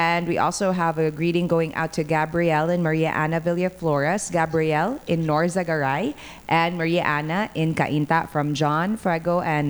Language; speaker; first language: English; non-native, local second language; Cebuano